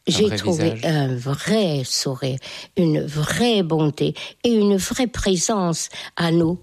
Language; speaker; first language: French; non-native, fluent; Hungarian